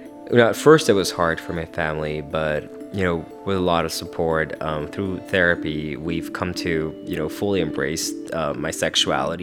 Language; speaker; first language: English; early bilingual, other home language; Spanish